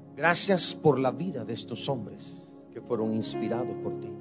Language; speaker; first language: Spanish; native; Spanish